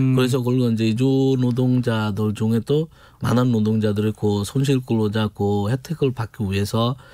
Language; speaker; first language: Korean; non-native, fluent; Bangla